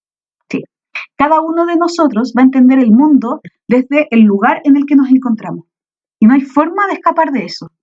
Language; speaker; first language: Spanish; native; Spanish